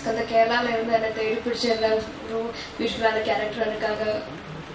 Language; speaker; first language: Tamil; non-native, learner; Malayalam